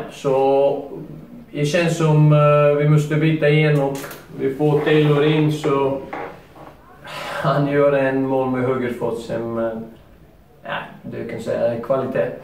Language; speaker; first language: Swedish; non-native, learner; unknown